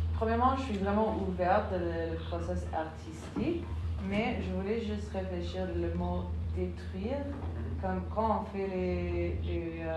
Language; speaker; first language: French; non-native, fluent; English